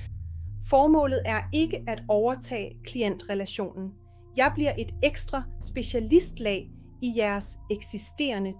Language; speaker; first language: Danish; non-native, fluent; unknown